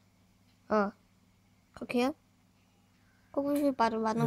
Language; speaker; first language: German; early bilingual, other home language; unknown